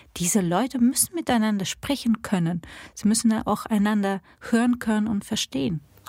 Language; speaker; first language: German; non-native, fluent; Russian